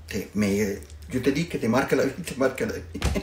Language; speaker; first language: French; non-native, fluent; Spanish